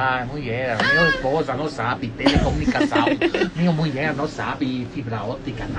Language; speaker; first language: Portuguese; non-native, learner; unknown